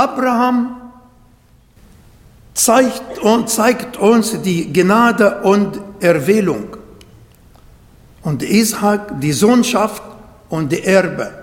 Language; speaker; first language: German; non-native, learner; Arabic